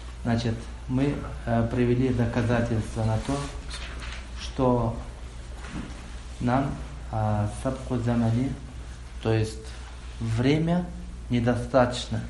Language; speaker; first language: Russian; non-native, local second language; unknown